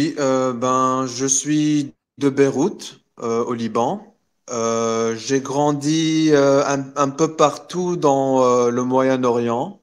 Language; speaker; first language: French; non-native, local second language; Arabic